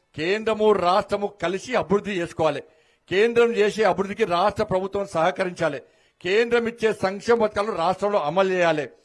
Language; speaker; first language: Telugu; native; Telugu